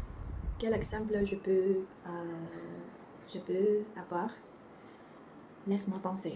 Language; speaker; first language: French; non-native, learner; Chinese